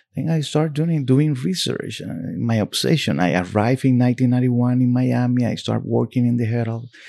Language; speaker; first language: English; non-native, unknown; Spanish